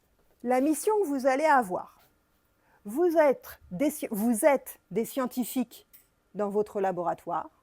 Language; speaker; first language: French; native; French